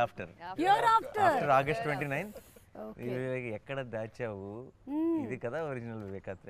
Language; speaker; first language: Telugu; native; Telugu